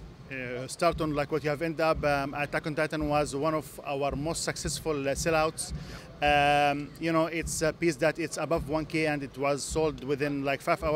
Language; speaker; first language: English; non-native, fluent; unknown